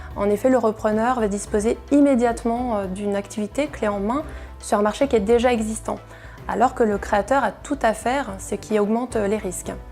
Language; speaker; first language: French; native; French